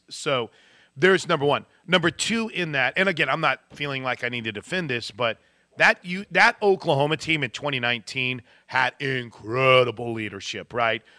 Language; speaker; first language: English; native; English